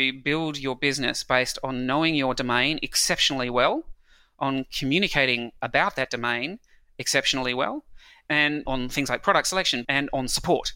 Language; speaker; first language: English; native; English